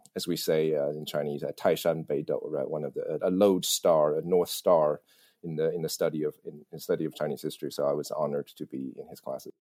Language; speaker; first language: English; early bilingual, other home language; Chinese